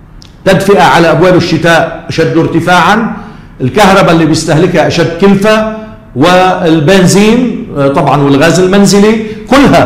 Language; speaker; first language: Arabic; native; Arabic